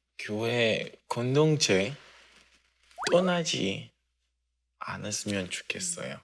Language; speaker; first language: Korean; non-native, fluent; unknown